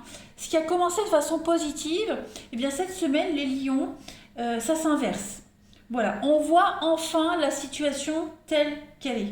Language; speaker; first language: French; native; French